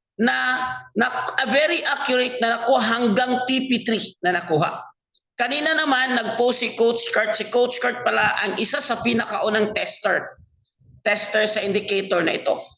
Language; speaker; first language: Filipino; non-native, local second language; Cebuano